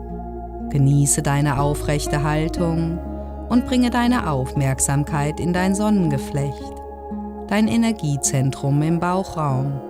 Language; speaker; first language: German; native; German